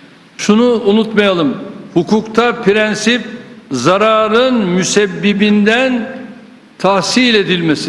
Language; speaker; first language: Turkish; native; Turkish